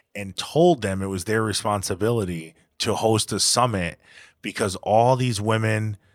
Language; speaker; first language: English; native; English